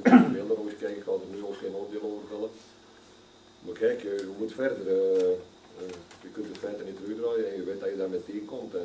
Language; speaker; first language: Dutch; native; Dutch